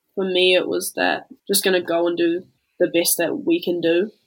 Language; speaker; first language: English; native; English